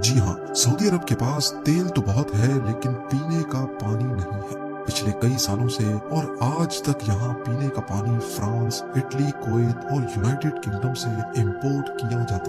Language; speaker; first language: Urdu; native; Urdu